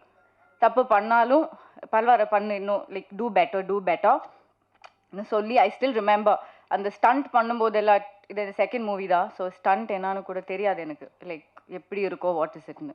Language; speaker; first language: Tamil; non-native, learner; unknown